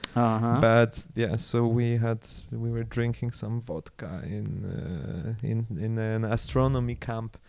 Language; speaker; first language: English; non-native, fluent; Polish